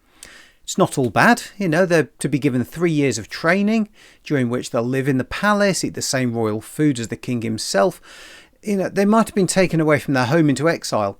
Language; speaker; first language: English; native; English